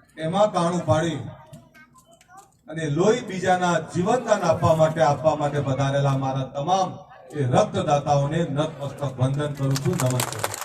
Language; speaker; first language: Gujarati; native; Gujarati